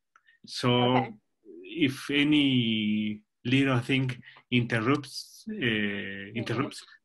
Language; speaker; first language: English; non-native, learner; Spanish